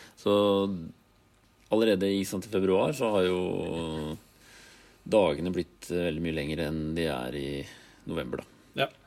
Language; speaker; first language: Norwegian; native; Norwegian